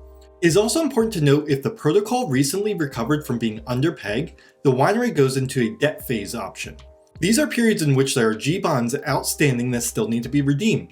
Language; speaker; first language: English; native; English